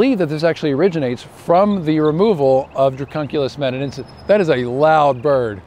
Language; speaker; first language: English; native; English